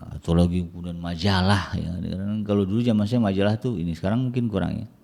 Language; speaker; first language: Indonesian; native; Indonesian